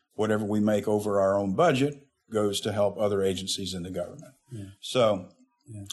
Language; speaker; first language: English; native; English